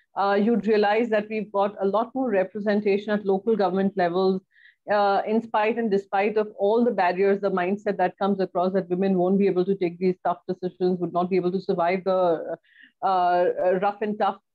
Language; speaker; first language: English; non-native, local second language; Hindi